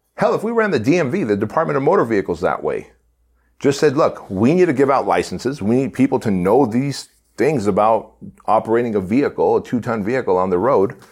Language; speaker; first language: English; early bilingual, other home language; Armenian